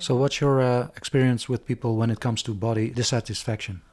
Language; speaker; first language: English; non-native, fluent; Dutch